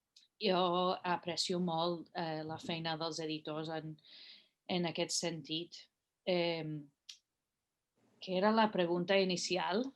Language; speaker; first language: Catalan; non-native, fluent; English